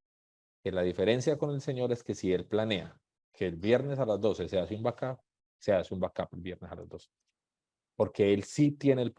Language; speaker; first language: Spanish; native; Spanish